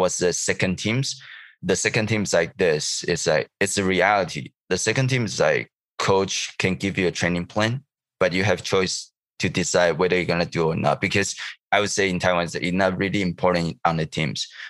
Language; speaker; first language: English; non-native, learner; Chinese